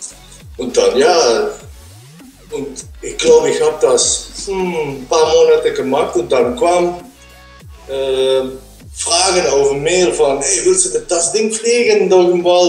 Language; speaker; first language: German; non-native, learner; Dutch